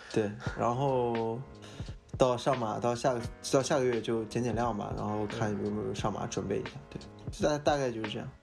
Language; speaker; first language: Chinese; native; Chinese